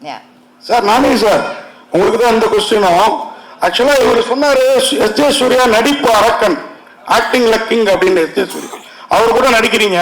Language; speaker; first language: Tamil; native; Tamil